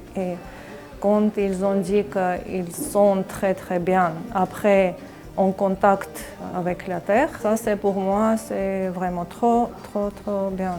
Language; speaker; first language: French; non-native, learner; Armenian